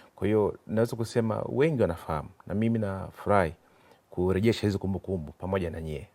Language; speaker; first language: Swahili; native; Swahili